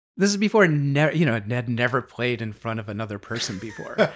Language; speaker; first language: English; native; English